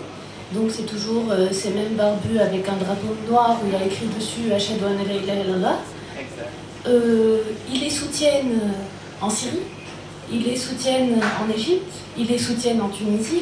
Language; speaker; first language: French; non-native, local second language; Arabic